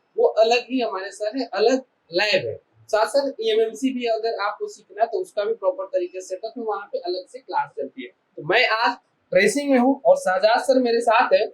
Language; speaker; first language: Hindi; native; Hindi